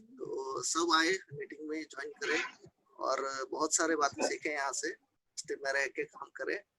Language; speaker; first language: Hindi; non-native, local second language; Assamese